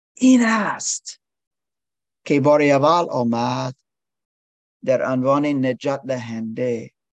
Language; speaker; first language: Persian; non-native, learner; English